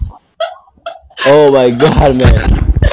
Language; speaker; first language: English; non-native, local second language; Swahili